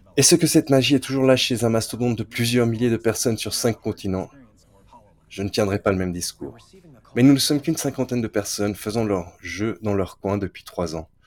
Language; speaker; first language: French; native; French